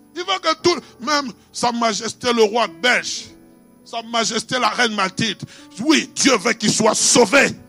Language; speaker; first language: French; non-native, local second language; Lingala